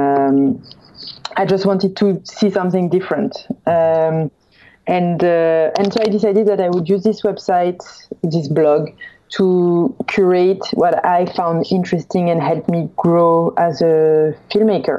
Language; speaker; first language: English; non-native, fluent; French